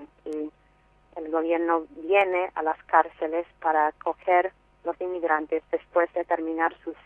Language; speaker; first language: Spanish; non-native, fluent; English